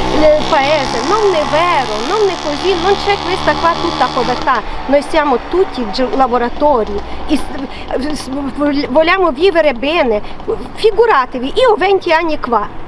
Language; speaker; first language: Italian; non-native, fluent; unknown